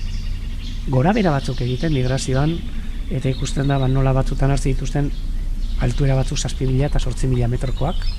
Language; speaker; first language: Basque; native; Basque